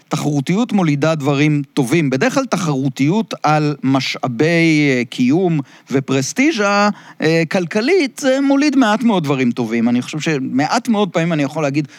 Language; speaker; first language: Hebrew; native; Hebrew